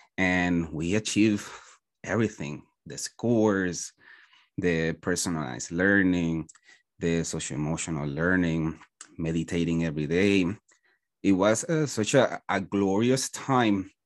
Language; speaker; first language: English; non-native, fluent; Spanish